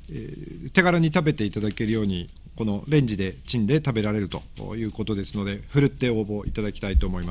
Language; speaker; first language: Japanese; native; Japanese